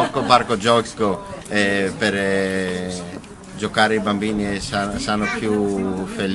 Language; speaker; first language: Italian; non-native, learner; Greek